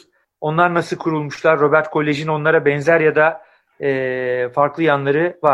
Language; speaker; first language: Turkish; native; Turkish